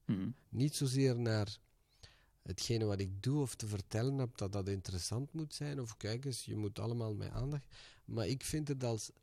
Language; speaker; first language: Dutch; early bilingual, other home language; Turkish